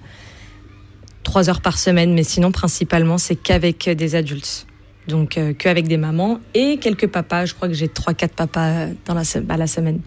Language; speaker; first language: French; native; French